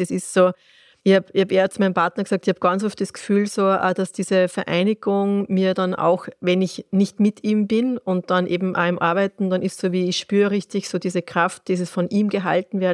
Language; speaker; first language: German; native; German